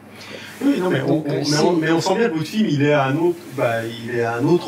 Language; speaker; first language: French; native; French